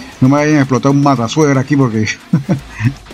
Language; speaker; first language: Spanish; native; Spanish